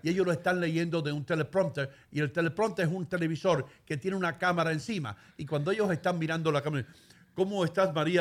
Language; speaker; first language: Spanish; native; Spanish